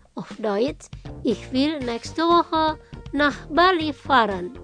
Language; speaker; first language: German; non-native, fluent; Indonesian